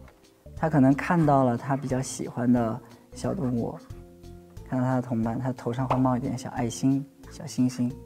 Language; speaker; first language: Chinese; native; Chinese